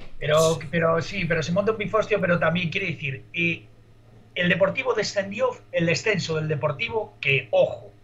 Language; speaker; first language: Spanish; native; Spanish